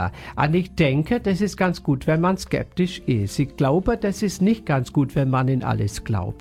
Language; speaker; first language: German; non-native, fluent; English